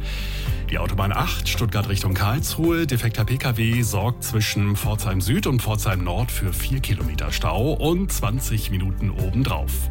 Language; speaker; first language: German; native; German